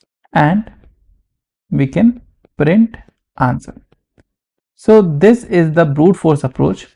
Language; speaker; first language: English; non-native, local second language; Hindi